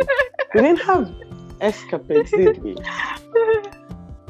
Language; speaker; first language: English; non-native, local second language; Yoruba